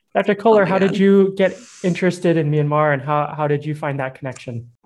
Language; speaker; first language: English; early bilingual, other home language; Burmese